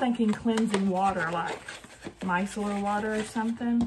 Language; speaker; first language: English; native; English